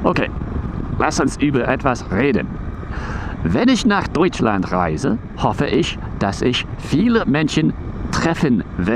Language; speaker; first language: German; non-native, fluent; English